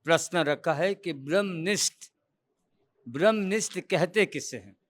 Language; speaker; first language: Urdu; non-native, local second language; Gujarati